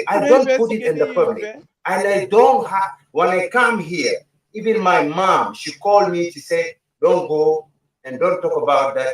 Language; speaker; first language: English; non-native, learner; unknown